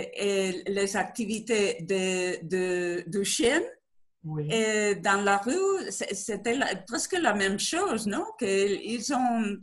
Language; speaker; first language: French; non-native, learner; Spanish